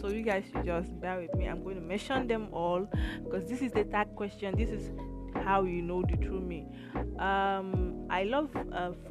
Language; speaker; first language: English; non-native, local second language; Igbo